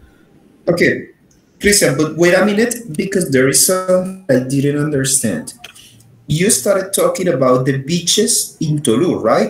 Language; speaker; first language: English; non-native, fluent; Spanish